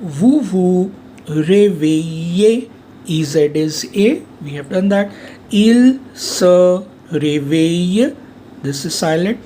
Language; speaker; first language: French; non-native, fluent; Hindi